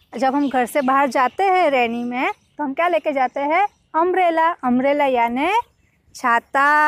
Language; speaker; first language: Hindi; non-native, local second language; Gujarati